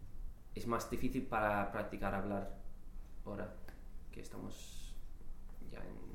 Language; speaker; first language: Spanish; non-native, learner; English